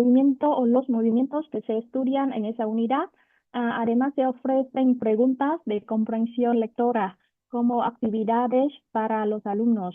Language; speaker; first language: Spanish; non-native, fluent; Vietnamese